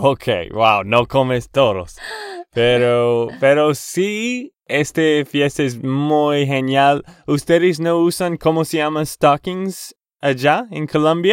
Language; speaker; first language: Spanish; non-native, learner; English